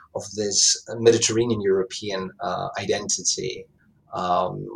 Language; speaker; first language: English; non-native, fluent; Italian